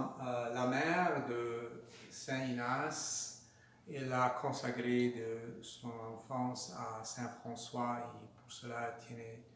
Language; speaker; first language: French; non-native, learner; Spanish